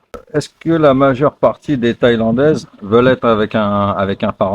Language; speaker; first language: French; native; French